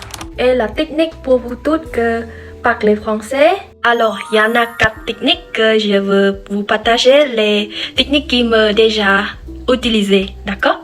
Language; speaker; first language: French; non-native, learner; Khmer